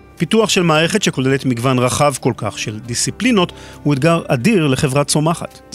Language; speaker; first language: Hebrew; native; Hebrew